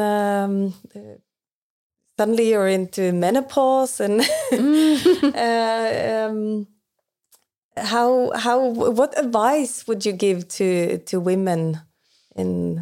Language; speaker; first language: English; non-native, fluent; Norwegian